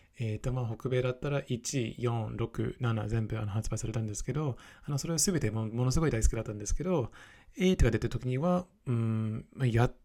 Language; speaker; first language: Japanese; non-native, fluent; English